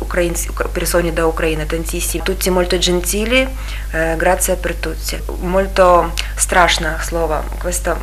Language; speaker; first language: Italian; non-native, learner; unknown